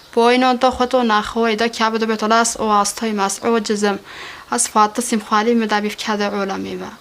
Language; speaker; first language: Turkish; non-native, local second language; Kurdish